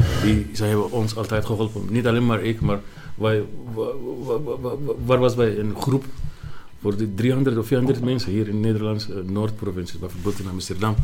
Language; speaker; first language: Dutch; non-native, learner; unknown